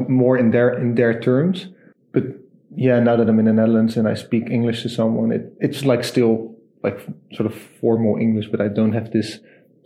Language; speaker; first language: English; non-native, fluent; Dutch